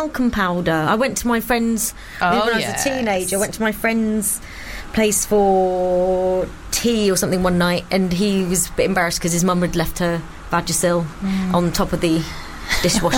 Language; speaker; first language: English; native; English